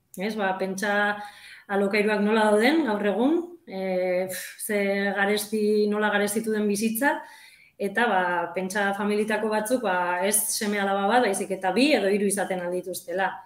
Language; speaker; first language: Basque; native; Basque